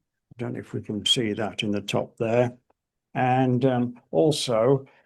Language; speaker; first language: English; native; English